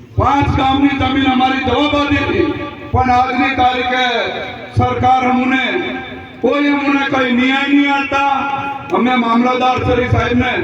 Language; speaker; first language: Gujarati; non-native, local second language; Rathawi